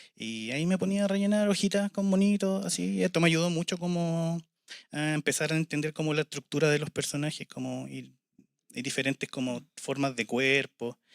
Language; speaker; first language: Spanish; native; Spanish